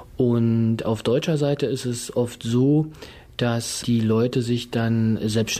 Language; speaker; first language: German; native; German